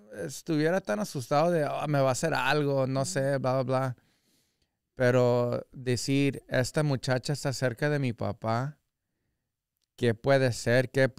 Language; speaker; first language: Spanish; early bilingual, heritage; Spanish